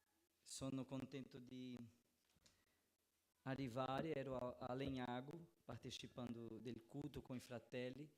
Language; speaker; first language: Italian; non-native, fluent; Portuguese